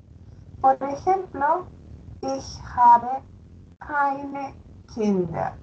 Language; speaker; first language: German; non-native, fluent; Spanish